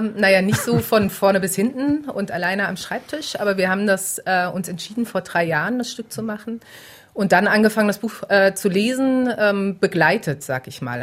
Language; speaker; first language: German; native; German